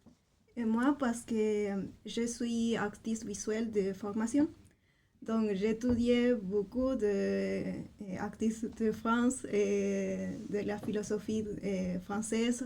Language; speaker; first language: French; non-native, fluent; Spanish